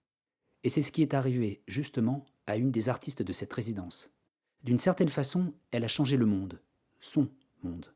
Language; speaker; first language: French; native; French